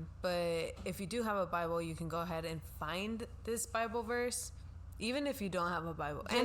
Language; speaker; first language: English; non-native, local second language; Spanish